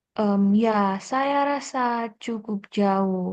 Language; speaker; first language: Indonesian; non-native, learner; Korean